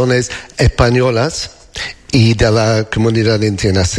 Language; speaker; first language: Spanish; non-native, learner; English